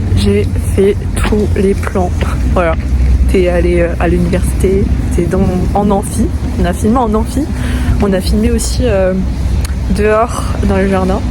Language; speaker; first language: French; early bilingual, other home language; Vietnamese